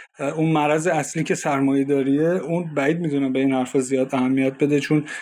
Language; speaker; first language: Persian; native; Persian